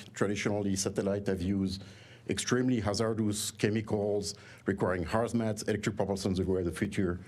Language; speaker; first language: English; non-native, fluent; French